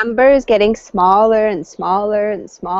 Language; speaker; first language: English; native; English